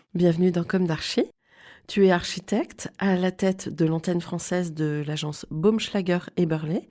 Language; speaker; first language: French; native; French